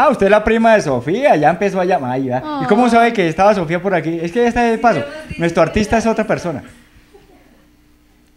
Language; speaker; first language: Spanish; native; Spanish